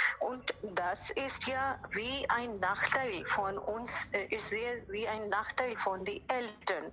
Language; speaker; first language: German; non-native, learner; Hindi